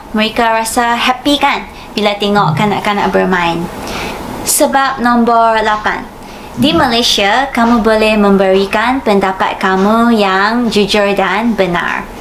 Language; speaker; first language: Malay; non-native, fluent; Japanese